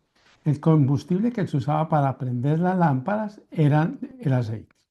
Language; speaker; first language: Spanish; native; Spanish